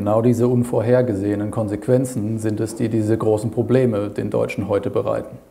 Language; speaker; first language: German; native; German